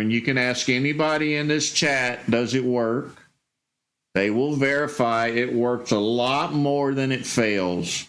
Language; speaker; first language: English; native; English